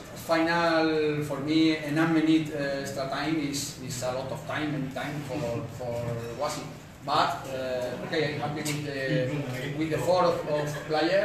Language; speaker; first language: English; non-native, learner; Spanish